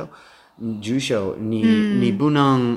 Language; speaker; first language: Chinese; non-native, learner; English